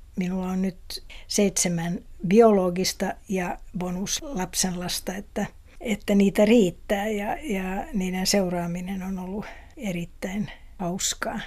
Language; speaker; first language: Finnish; non-native, local second language; Swedish